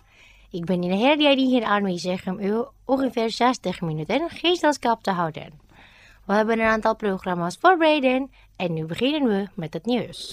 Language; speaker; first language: Dutch; non-native, fluent; Indonesian